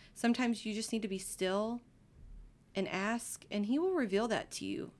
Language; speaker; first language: English; native; English